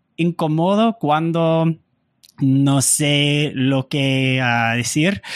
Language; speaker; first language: Spanish; non-native, learner; English